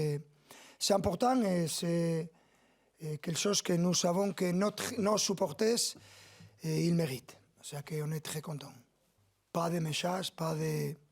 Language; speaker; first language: French; non-native, learner; Spanish